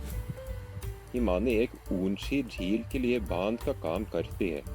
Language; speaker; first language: Hindi; non-native, fluent; Norwegian